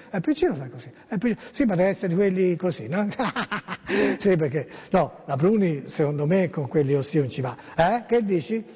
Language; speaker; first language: Italian; native; Italian